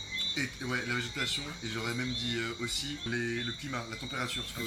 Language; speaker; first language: French; native; French